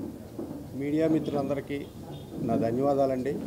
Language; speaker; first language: Telugu; native; Telugu